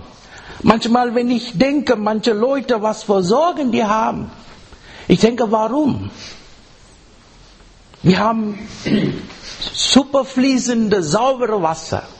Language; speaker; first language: German; non-native, learner; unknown